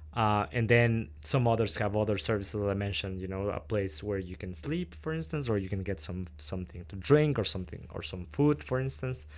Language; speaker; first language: English; non-native, fluent; Spanish